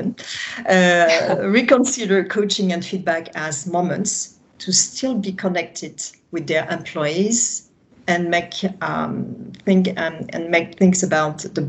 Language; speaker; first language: English; non-native, fluent; French